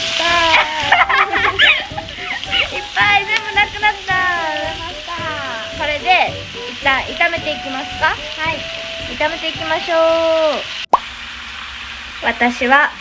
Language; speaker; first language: Japanese; native; Japanese